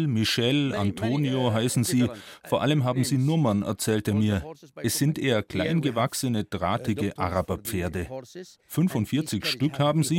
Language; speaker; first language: German; native; German